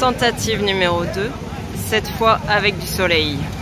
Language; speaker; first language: French; native; French